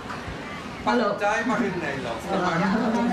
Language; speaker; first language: Dutch; native; Dutch